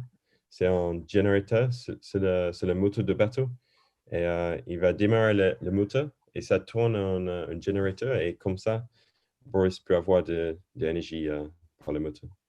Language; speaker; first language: French; non-native, learner; English